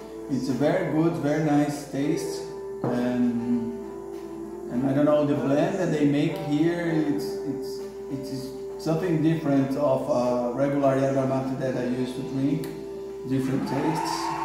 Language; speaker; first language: English; non-native, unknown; Portuguese